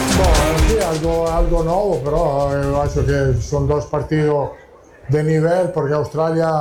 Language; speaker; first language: Portuguese; non-native, learner; Italian